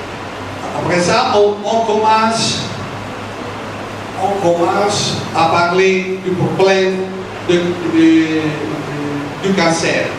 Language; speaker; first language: French; non-native, fluent; Italian